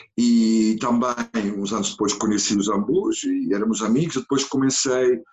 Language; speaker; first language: Portuguese; non-native, fluent; Dutch